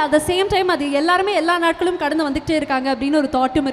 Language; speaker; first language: Tamil; native; Tamil